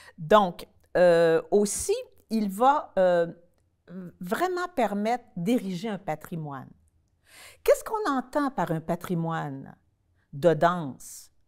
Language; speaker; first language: French; native; French